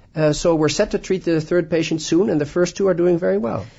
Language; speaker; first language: English; non-native, fluent; Dutch